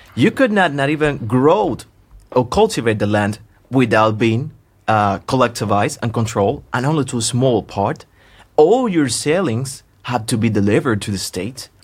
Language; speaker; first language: English; non-native, fluent; Spanish